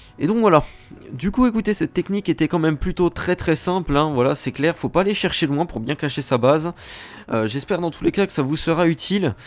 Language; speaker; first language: French; native; French